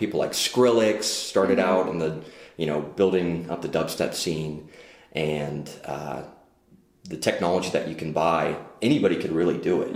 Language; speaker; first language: English; native; English